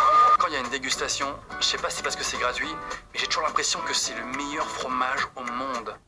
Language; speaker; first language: French; native; French